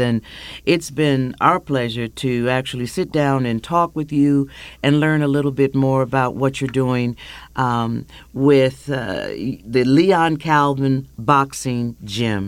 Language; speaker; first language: English; native; English